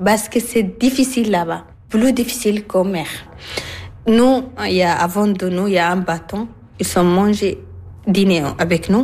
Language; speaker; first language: French; non-native, learner; Arabic